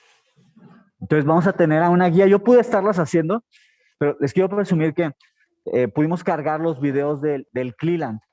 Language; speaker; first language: Spanish; native; Spanish